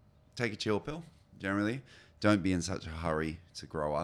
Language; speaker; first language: English; native; English